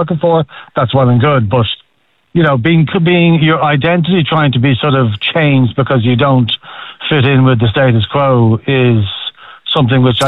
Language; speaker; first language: English; native; English